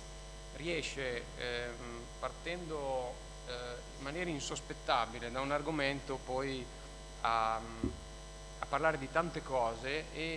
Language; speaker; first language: Italian; native; Italian